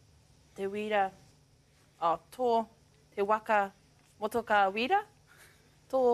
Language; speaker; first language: Māori; non-native, learner; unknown